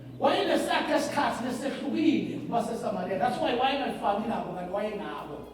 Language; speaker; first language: Zulu; non-native, local second language; Swati